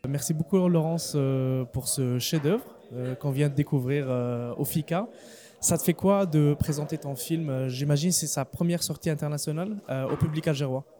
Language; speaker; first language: French; non-native, local second language; Arabic